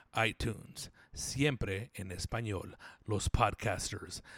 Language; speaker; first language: Spanish; early bilingual, other home language; English